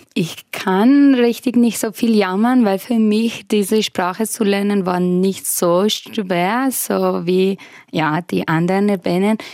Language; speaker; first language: German; non-native, fluent; Persian